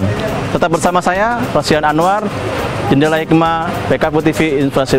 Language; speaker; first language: Indonesian; native; Indonesian